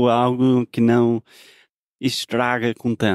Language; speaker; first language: Portuguese; non-native, fluent; English